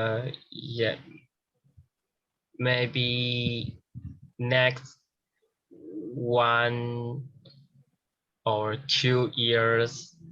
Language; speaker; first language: English; non-native, learner; Chinese